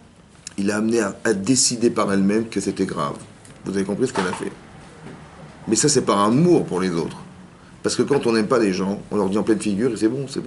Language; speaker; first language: French; native; French